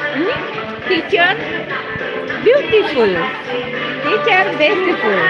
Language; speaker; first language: English; non-native, learner; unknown